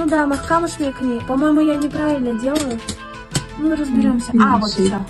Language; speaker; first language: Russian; early bilingual, other home language; Tajik